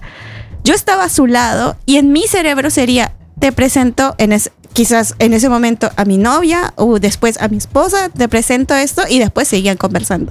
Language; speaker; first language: Spanish; native; Spanish